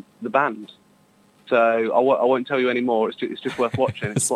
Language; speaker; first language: English; native; English